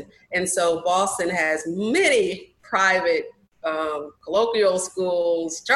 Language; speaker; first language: English; native; English